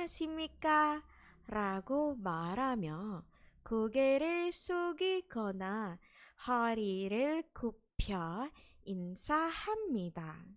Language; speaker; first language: Korean; non-native, fluent; Indonesian